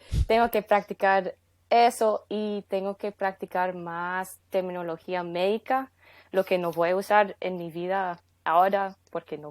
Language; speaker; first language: Spanish; non-native, fluent; English